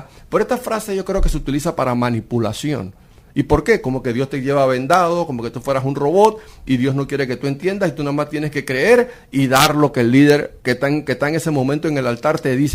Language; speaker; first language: Spanish; native; Spanish